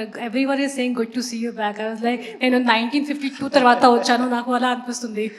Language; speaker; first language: Telugu; non-native, fluent; Hindi